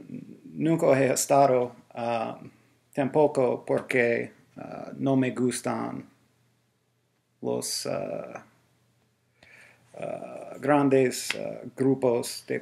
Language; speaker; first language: Spanish; non-native, learner; English